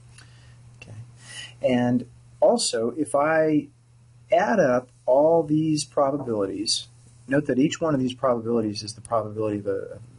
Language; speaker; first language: English; native; English